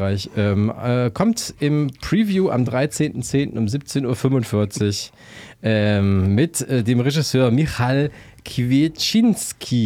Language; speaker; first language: German; native; German